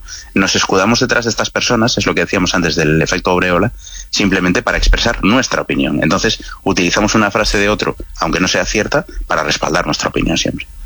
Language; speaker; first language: Spanish; native; Spanish